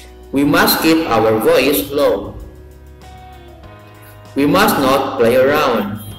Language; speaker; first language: English; non-native, fluent; Indonesian